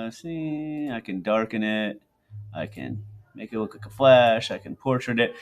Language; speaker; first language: English; native; English